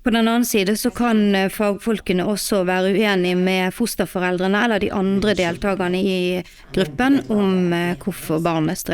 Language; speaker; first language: Norwegian; native; Norwegian